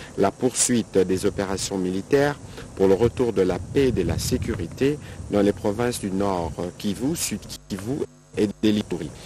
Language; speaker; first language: French; non-native, local second language; Lingala